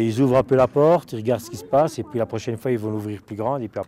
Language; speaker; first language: French; native; French